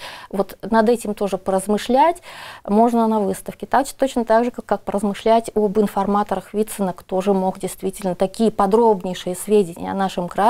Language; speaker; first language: Russian; native; Russian